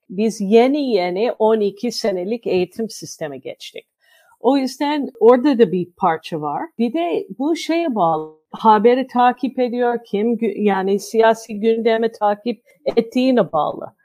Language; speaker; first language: Turkish; non-native, fluent; English